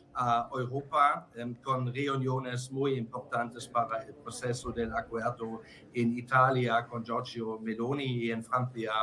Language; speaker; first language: Spanish; non-native, fluent; German